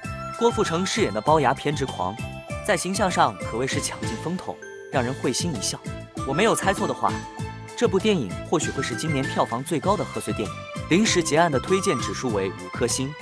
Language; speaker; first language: Chinese; native; Chinese